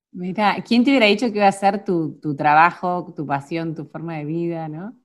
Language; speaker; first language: Spanish; native; Spanish